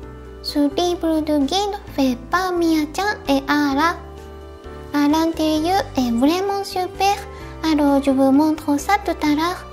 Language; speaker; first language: French; non-native, fluent; Japanese